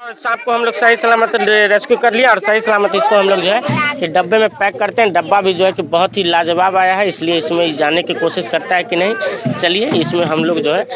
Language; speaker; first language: Hindi; native; Hindi